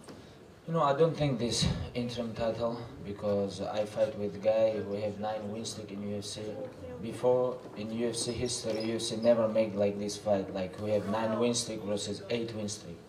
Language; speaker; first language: English; non-native, learner; Russian